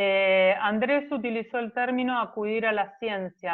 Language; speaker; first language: Spanish; native; Spanish